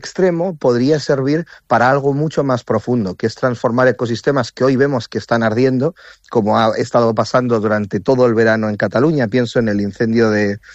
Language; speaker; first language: Catalan; non-native, local second language; Galician